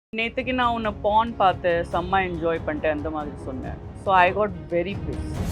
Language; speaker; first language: Tamil; non-native, fluent; Gujarati